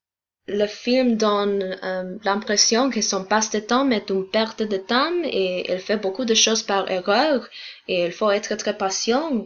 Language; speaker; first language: French; non-native, learner; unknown